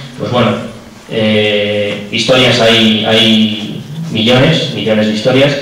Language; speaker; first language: Spanish; native; Spanish